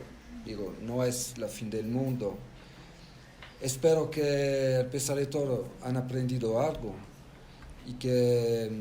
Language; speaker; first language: Spanish; non-native, fluent; French